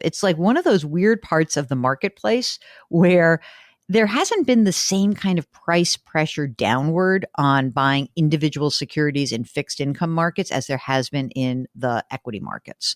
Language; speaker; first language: English; native; English